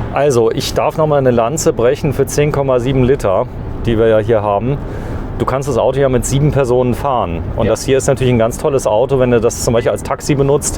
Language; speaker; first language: German; native; German